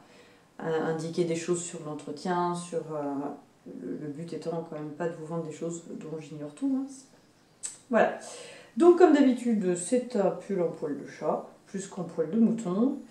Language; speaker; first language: French; native; French